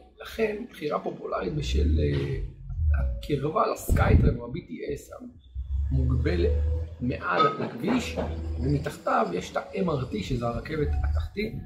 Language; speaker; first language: Hebrew; native; Hebrew